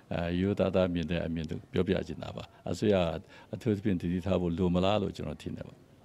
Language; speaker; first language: Burmese; non-native, local second language; Kachin